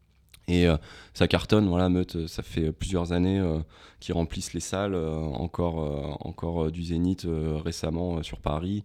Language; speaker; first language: French; native; French